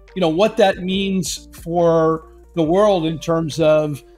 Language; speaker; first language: English; native; English